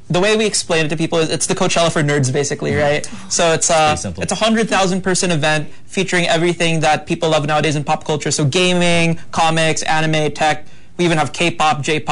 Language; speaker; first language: English; non-native, local second language; Hiligaynon